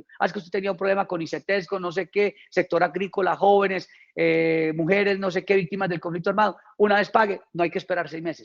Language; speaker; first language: Spanish; native; Spanish